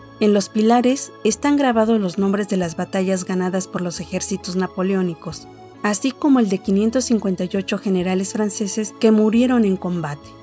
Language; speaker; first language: Spanish; native; Spanish